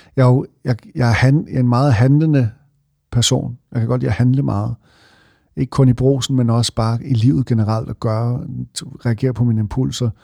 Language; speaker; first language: Danish; native; Danish